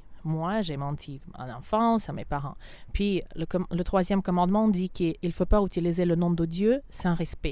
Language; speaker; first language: French; non-native, fluent; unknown